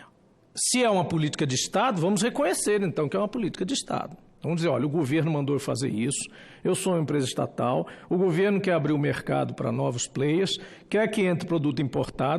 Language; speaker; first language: Portuguese; native; Portuguese